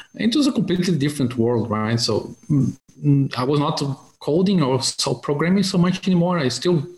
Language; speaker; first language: English; non-native, fluent; Portuguese